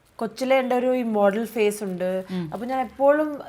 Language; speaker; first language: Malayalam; early bilingual, heritage; Malayalam